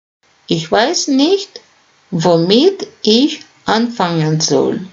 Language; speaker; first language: German; non-native, fluent; Russian